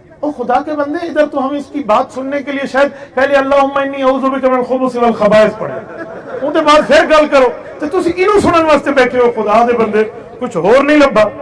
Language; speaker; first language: Urdu; non-native, local second language; Saraiki